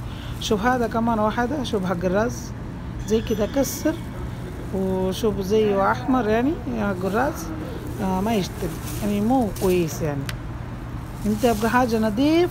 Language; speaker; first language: Arabic; non-native, learner; Bangla